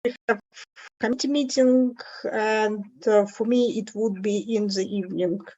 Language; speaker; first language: English; non-native, fluent; Russian